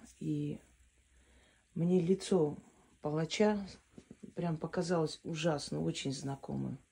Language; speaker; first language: Russian; non-native, local second language; Armenian